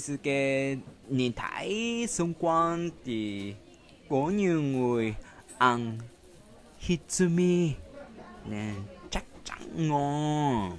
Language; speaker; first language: Vietnamese; non-native, learner; Japanese